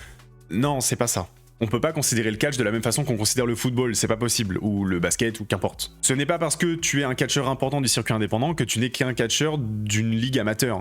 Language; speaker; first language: French; native; French